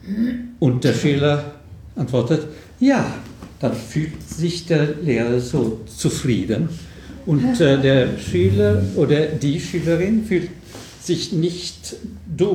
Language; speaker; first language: German; non-native, fluent; Swedish